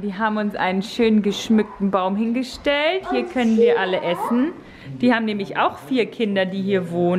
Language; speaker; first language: German; native; German